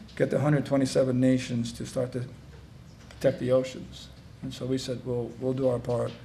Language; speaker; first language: English; native; English